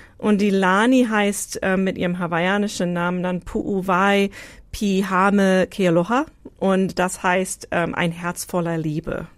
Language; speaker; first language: German; non-native, fluent; English